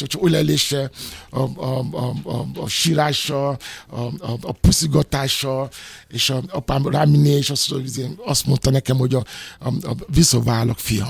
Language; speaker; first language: Hungarian; non-native, fluent; Yoruba